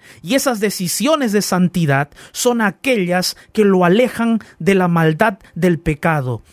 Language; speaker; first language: Spanish; native; Spanish